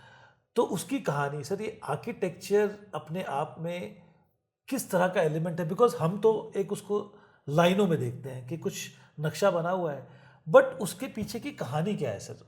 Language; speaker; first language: Hindi; native; Hindi